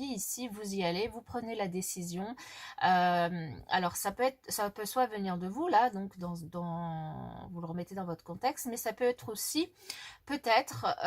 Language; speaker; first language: French; native; French